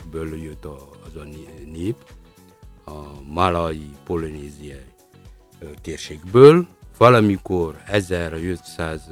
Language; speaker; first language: Hungarian; non-native, fluent; Malagasy